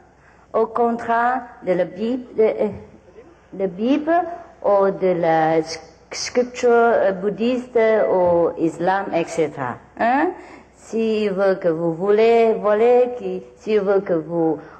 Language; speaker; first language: French; non-native, learner; Vietnamese